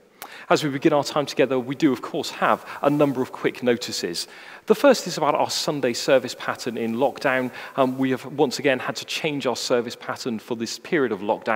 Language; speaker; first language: English; native; English